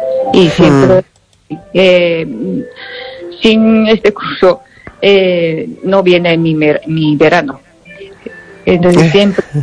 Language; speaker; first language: Spanish; non-native, learner; Japanese